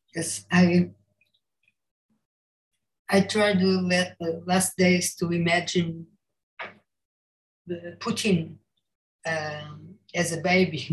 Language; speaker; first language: English; non-native, learner; Portuguese